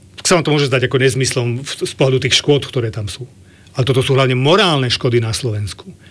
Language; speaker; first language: Slovak; native; Slovak